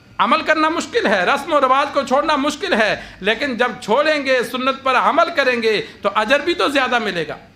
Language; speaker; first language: Urdu; non-native, local second language; Punjabi